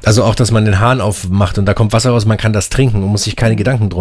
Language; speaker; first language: German; native; German